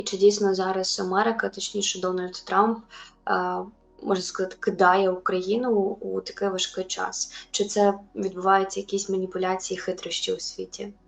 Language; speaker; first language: Ukrainian; native; Ukrainian